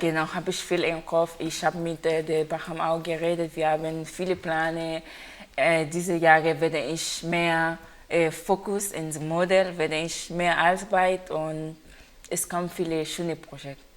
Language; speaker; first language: German; non-native, learner; Haitian Creole